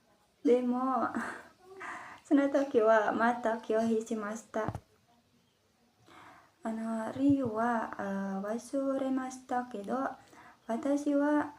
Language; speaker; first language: Japanese; non-native, learner; Indonesian